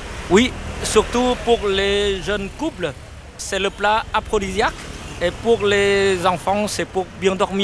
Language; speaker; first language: French; non-native, fluent; Vietnamese